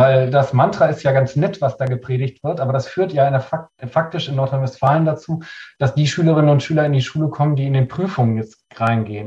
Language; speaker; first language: German; native; German